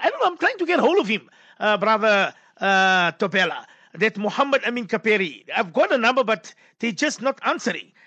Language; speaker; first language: English; native; English